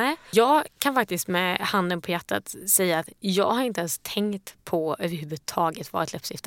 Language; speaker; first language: Swedish; native; Swedish